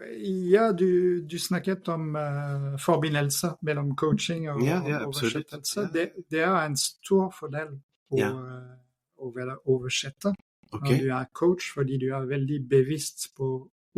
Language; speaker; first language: Norwegian; non-native, fluent; French